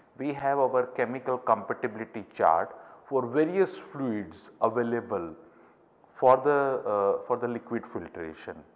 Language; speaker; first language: English; non-native, local second language; Gujarati